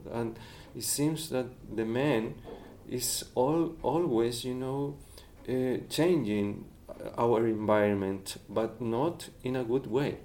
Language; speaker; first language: English; non-native, fluent; Spanish